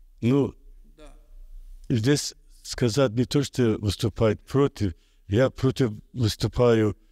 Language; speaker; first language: Russian; non-native, local second language; Azerbaijani